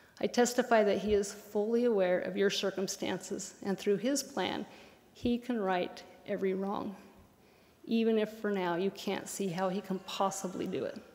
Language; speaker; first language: English; native; English